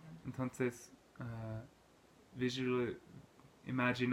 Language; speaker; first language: Spanish; non-native, learner; English